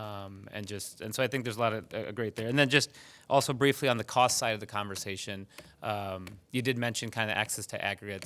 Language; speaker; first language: English; early bilingual, other home language; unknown